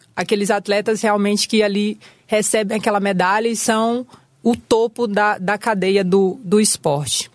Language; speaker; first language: Portuguese; native; Portuguese